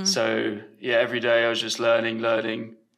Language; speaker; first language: English; native; English